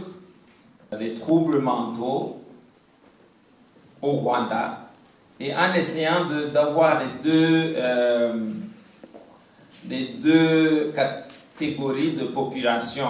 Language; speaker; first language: French; non-native, local second language; Kinyarwanda